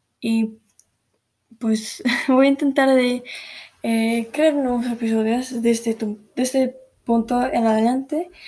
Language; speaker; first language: Spanish; early bilingual, heritage; Spanish